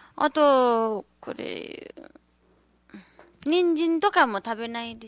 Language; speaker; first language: Japanese; non-native, learner; Nepali